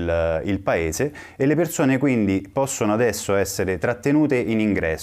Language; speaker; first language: Italian; native; Italian